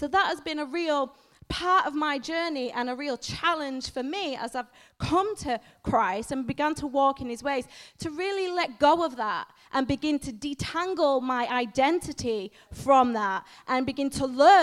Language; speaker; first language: English; native; English